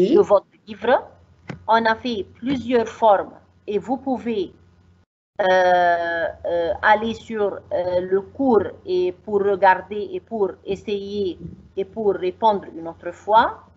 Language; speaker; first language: French; non-native, fluent; Arabic